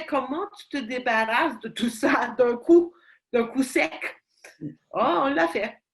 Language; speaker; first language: French; non-native, fluent; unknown